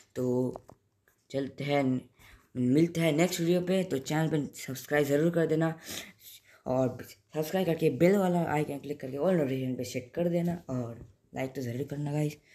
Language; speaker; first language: Hindi; native; Hindi